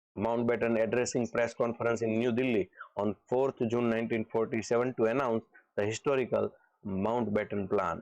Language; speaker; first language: English; non-native, local second language; Gujarati